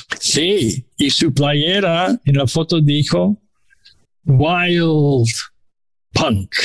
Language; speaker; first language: Spanish; non-native, learner; English